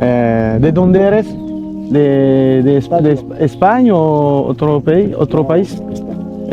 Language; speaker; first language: Spanish; non-native, learner; French